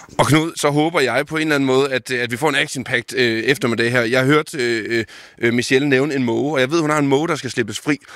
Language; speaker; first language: Danish; native; Danish